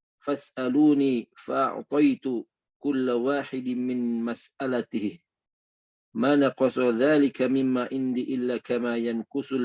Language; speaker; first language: Arabic; non-native, learner; Indonesian